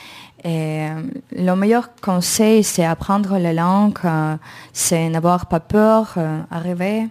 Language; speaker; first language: French; non-native, learner; Ukrainian